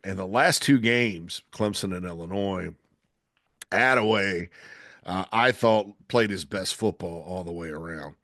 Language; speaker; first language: English; native; English